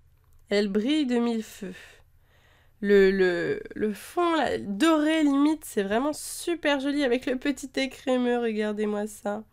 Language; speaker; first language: French; native; French